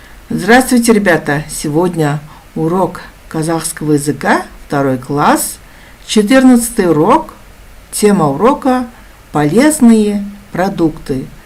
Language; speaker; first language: Russian; non-native, local second language; Kazakh